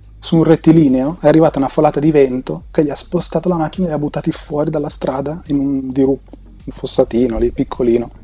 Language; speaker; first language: Italian; native; Italian